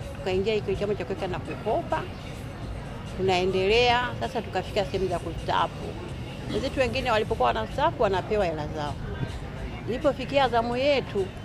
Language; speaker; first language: Swahili; native; Swahili